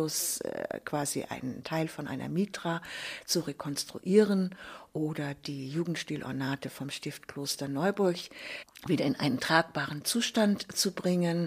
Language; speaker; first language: German; native; German